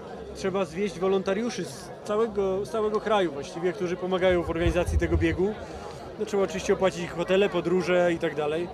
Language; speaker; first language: Polish; native; Polish